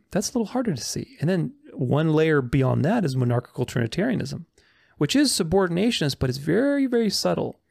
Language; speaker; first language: English; non-native, fluent; Romanian